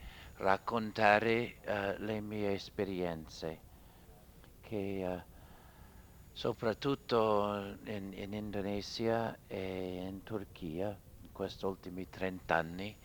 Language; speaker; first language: Italian; non-native, fluent; English